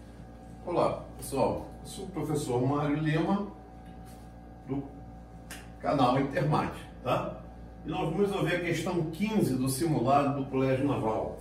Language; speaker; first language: Portuguese; native; Portuguese